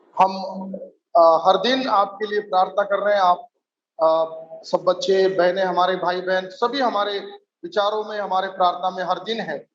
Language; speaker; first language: Hindi; non-native, local second language; Marathi